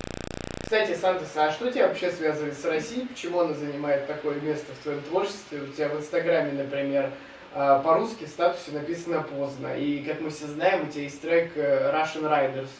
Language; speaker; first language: Russian; native; Russian